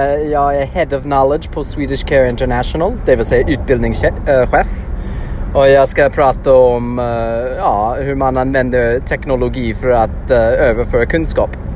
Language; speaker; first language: Swedish; non-native, fluent; English